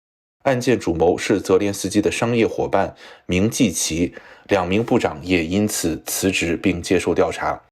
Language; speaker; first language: Chinese; native; Chinese